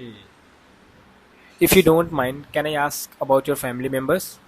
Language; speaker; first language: English; non-native, fluent; Hindi